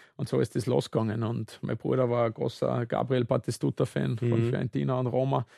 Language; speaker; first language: German; native; German